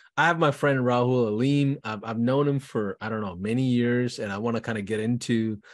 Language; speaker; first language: English; native; English